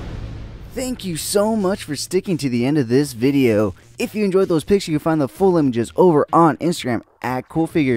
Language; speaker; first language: English; native; English